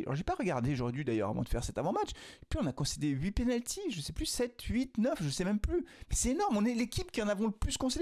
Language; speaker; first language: French; native; French